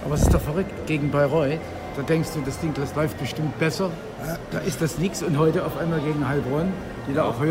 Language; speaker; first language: German; native; German